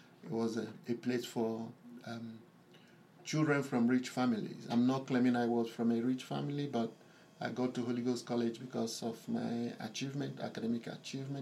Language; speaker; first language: English; non-native, local second language; Igbo